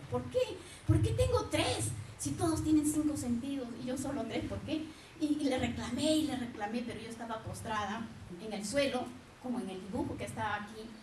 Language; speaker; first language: Spanish; native; Spanish